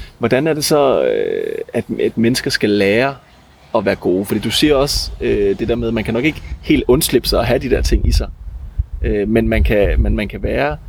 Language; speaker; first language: Danish; native; Danish